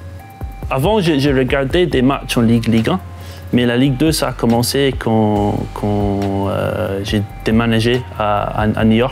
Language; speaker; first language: French; non-native, fluent; English